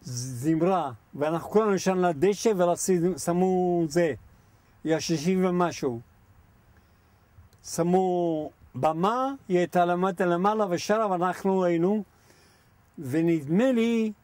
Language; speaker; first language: Hebrew; non-native, fluent; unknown